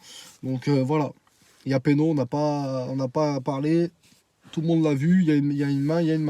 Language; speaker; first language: French; native; French